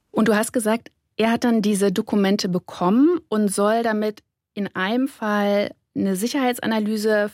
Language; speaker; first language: German; native; German